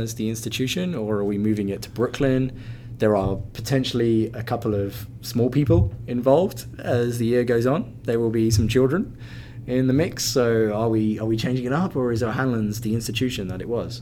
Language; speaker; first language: English; native; English